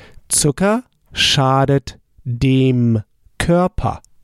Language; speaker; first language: German; native; German